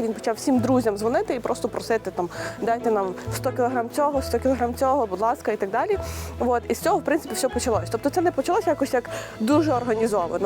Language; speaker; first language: Ukrainian; native; Ukrainian